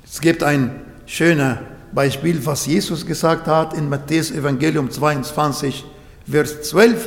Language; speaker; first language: German; non-native, fluent; Arabic